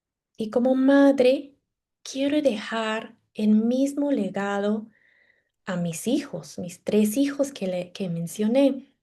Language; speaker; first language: Spanish; non-native, fluent; English